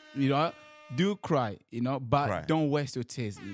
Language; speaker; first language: English; early bilingual, other home language; Lingala